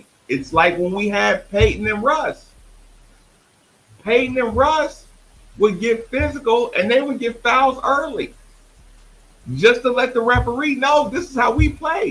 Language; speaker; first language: English; native; English